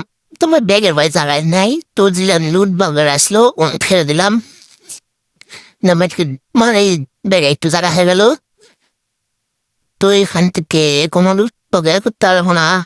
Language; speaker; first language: Bangla; native; Bangla